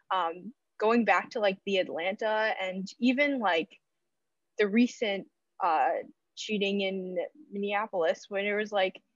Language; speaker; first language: English; native; English